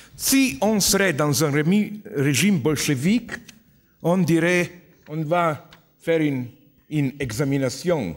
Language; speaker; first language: French; non-native, fluent; Slovenian